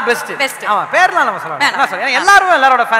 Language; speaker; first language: Tamil; native; Tamil